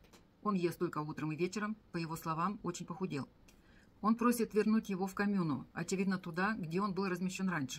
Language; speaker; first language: Russian; native; Russian